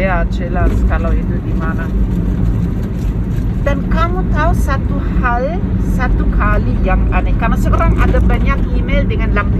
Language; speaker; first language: Indonesian; non-native, fluent; German